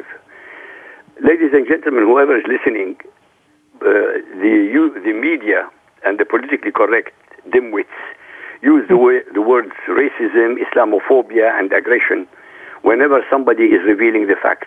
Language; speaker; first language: English; non-native, fluent; Arabic